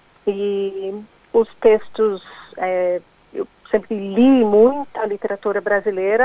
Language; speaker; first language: Portuguese; non-native, fluent; English